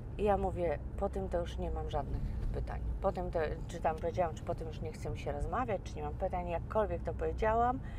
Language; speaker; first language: Polish; native; Polish